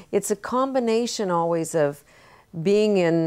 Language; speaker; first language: English; native; English